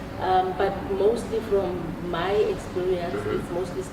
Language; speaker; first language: English; non-native, local second language; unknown